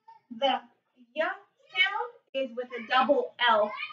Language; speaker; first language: English; native; English